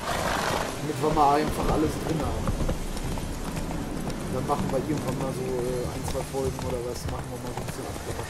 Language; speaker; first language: German; native; German